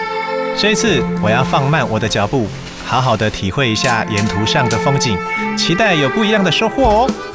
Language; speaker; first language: Chinese; native; Chinese